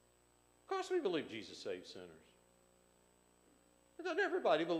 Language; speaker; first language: English; native; English